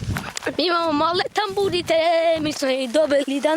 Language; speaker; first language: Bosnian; early bilingual, heritage; English